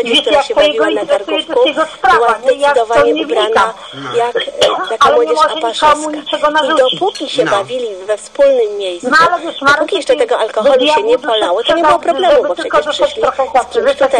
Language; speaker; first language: Polish; native; Polish